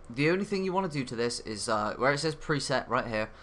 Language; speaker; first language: English; native; English